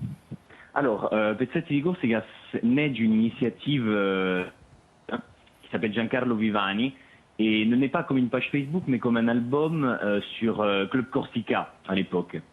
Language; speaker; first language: French; non-native, fluent; Italian